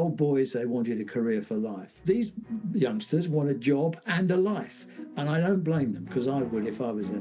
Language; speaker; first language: English; native; English